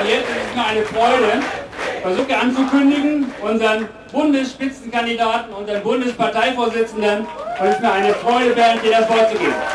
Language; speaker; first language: German; native; German